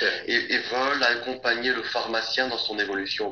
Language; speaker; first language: French; native; French